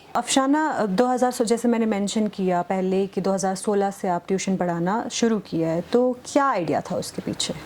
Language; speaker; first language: Urdu; non-native, local second language; Kashmiri